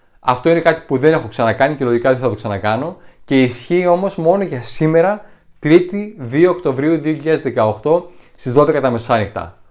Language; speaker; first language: Greek; native; Greek